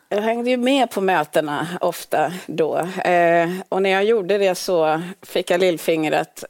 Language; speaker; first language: Swedish; early bilingual, other home language; Swahili